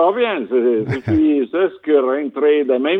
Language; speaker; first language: French; non-native, fluent; Italian